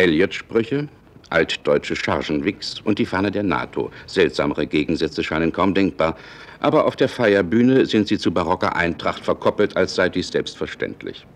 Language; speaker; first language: German; native; German